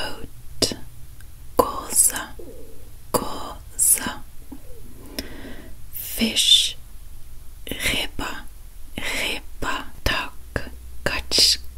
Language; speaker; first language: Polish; non-native, learner; Dutch